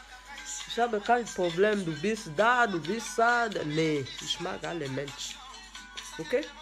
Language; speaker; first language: German; non-native, learner; French